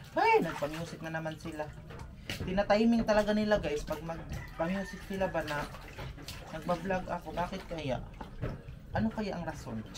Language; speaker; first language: Filipino; non-native, local second language; Cebuano